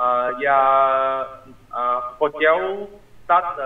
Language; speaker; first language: Russian; non-native, learner; Vietnamese